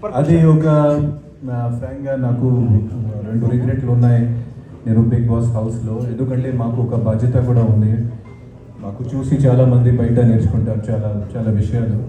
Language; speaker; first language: Telugu; non-native, fluent; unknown